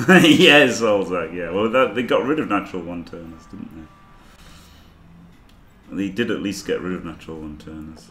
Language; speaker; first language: English; native; English